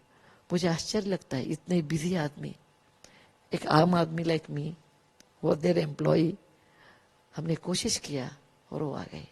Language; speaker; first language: Hindi; non-native, local second language; Kannada